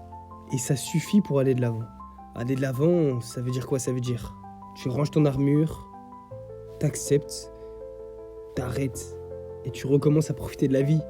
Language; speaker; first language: French; native; French